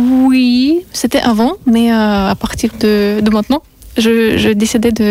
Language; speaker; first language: French; non-native, learner; Russian